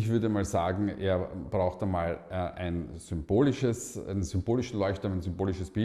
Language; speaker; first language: German; native; German